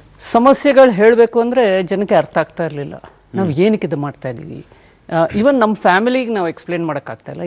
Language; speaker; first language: Kannada; non-native, local second language; Gujarati